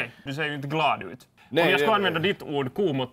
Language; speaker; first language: Swedish; native; Swedish